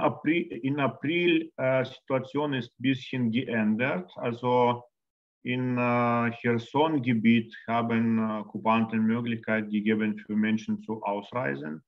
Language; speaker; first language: German; non-native, learner; Russian